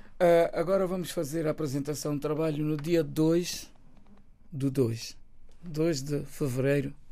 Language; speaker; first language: Portuguese; non-native, local second language; Kabuverdianu